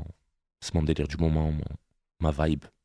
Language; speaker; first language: French; native; French